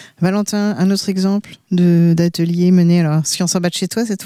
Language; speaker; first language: French; native; French